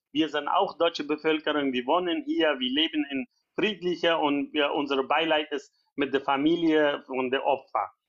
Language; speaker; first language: German; non-native, learner; Persian